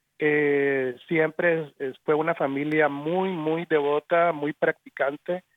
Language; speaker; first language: Spanish; native; Spanish